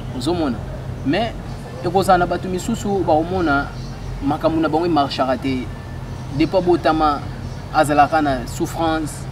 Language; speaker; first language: Lingala; native; Lingala